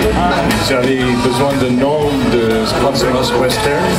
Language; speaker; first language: French; non-native, fluent; English